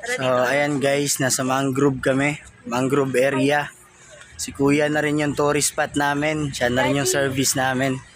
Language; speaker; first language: Filipino; non-native, local second language; Cebuano